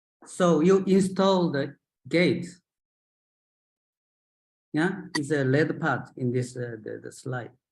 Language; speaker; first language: English; non-native, learner; Japanese